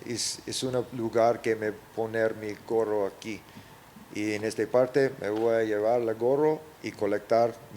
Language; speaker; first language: Spanish; early bilingual, heritage; English